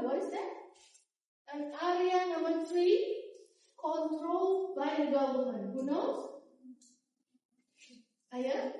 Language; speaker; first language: English; non-native, fluent; Indonesian